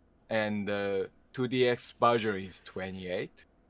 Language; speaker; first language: English; non-native, learner; Japanese